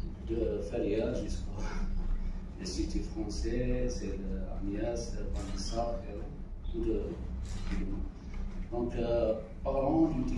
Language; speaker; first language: French; non-native, local second language; Arabic